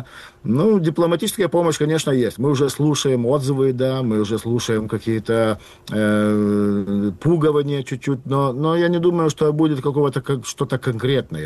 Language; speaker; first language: Russian; non-native, fluent; Lithuanian